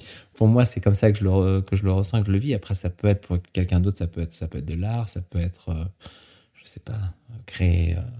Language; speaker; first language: French; native; French